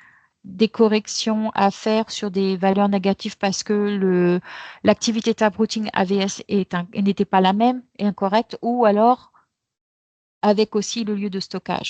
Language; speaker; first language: French; native; French